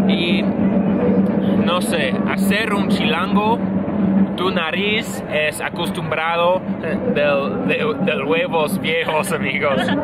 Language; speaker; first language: Spanish; non-native, learner; English